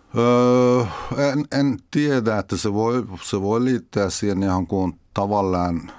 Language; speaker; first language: Finnish; non-native, fluent; Persian